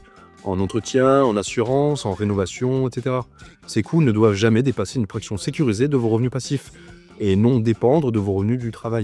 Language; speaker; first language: French; native; French